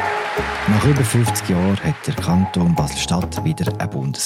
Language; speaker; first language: German; native; German